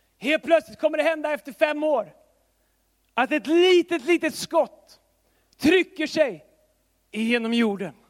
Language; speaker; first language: Swedish; native; Swedish